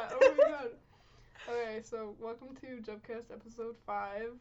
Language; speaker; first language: English; native; English